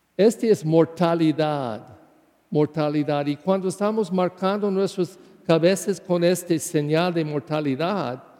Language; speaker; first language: Spanish; non-native, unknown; English